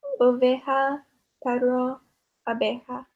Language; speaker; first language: Spanish; non-native, learner; English